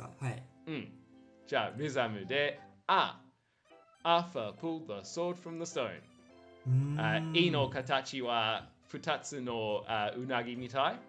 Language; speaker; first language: Japanese; non-native, learner; English